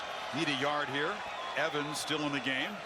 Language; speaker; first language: English; native; English